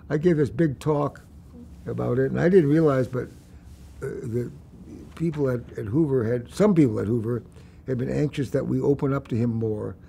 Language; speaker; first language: English; native; English